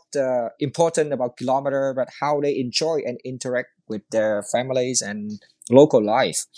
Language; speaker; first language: English; non-native, learner; Vietnamese